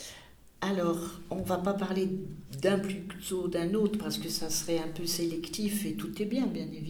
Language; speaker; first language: French; native; French